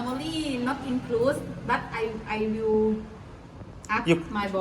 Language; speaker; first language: English; non-native, local second language; Thai